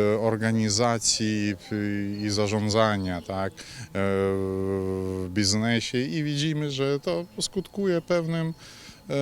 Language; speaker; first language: Polish; non-native, fluent; Ukrainian